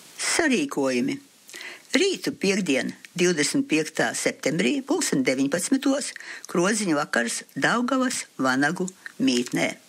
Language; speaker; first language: Latvian; early bilingual, heritage; Latvian